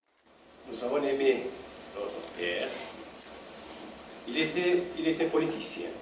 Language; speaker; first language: French; non-native, learner; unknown